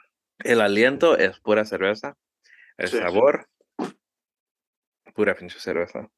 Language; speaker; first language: Spanish; early bilingual, heritage; Spanish